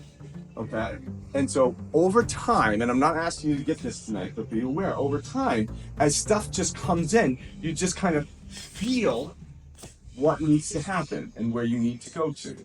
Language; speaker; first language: English; native; English